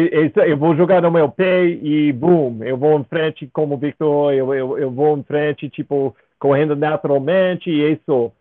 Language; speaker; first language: Portuguese; non-native, fluent; English